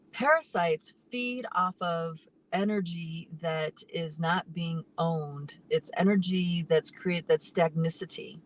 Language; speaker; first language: English; native; English